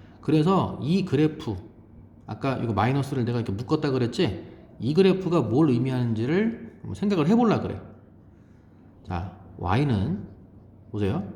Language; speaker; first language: Korean; native; Korean